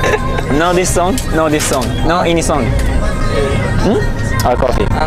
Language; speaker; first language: English; non-native, learner; Japanese